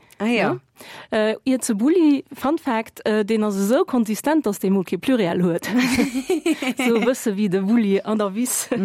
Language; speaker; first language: Luxembourgish; early bilingual, other home language; Portuguese